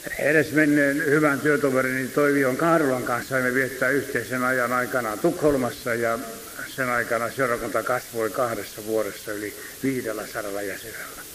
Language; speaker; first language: Finnish; native; Finnish